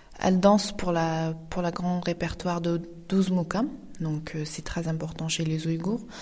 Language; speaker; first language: French; non-native, fluent; Uyghur